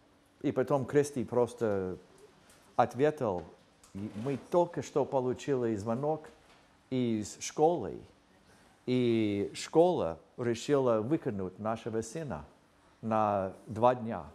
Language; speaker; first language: Russian; non-native, fluent; English